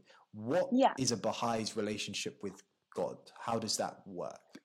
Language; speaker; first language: English; native; English